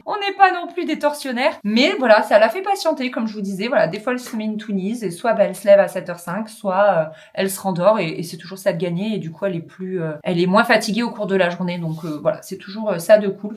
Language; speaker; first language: French; native; French